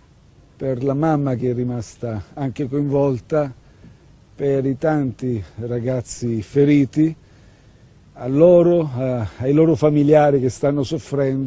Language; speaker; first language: Italian; native; Italian